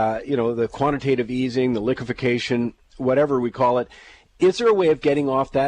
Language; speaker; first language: English; native; English